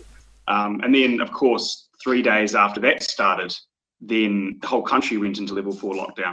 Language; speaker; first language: English; native; English